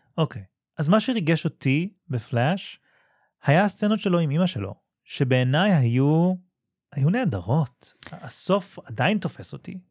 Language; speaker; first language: Hebrew; native; Hebrew